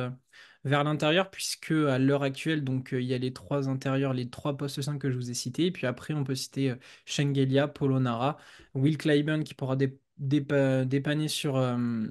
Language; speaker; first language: French; native; French